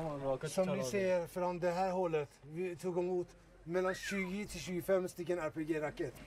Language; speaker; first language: Swedish; non-native, learner; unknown